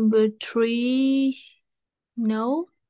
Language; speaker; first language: English; non-native, learner; Vietnamese